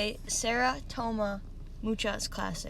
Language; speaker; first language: Spanish; non-native, learner; English